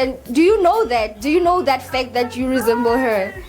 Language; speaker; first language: English; non-native, local second language; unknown